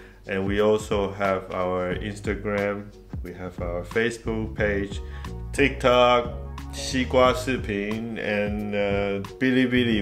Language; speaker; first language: English; non-native, fluent; Chinese